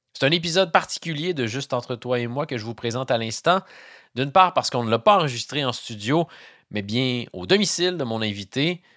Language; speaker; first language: French; native; French